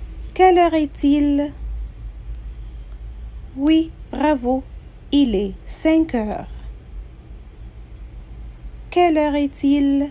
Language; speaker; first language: French; non-native, fluent; Arabic